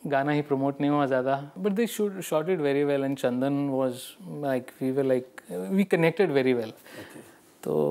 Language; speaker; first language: Hindi; non-native, local second language; Marathi